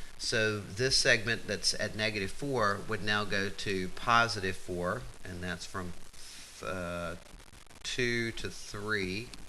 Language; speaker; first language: English; native; English